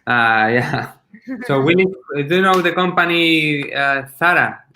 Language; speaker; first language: English; non-native, learner; Spanish